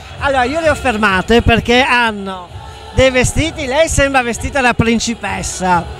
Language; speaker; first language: Italian; native; Italian